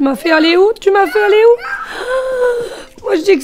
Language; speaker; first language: French; native; French